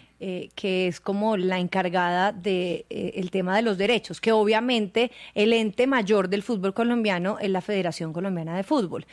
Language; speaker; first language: Spanish; native; Spanish